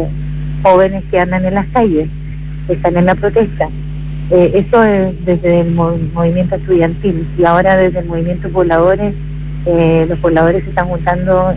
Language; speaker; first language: Spanish; native; Spanish